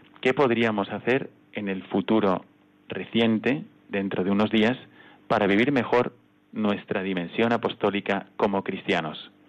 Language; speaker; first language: Spanish; native; Spanish